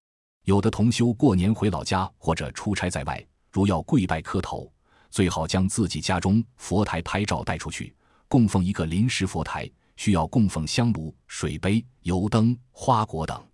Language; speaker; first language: Chinese; native; Chinese